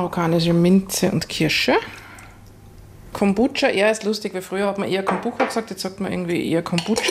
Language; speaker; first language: German; native; German